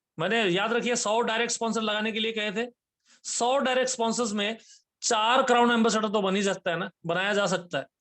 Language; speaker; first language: Hindi; non-native, local second language; Nepali